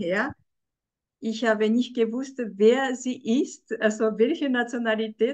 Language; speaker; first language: German; non-native, fluent; Japanese